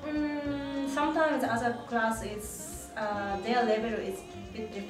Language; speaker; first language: English; non-native, learner; Japanese